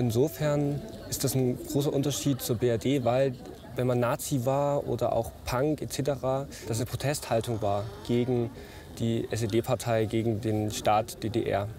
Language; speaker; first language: German; native; German